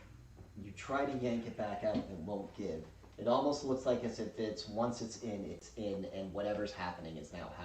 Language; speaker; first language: English; native; English